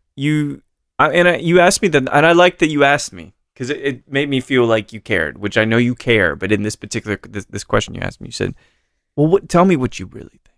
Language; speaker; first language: English; native; English